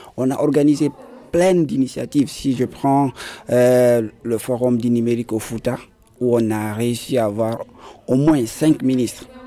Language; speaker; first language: French; non-native, local second language; Fula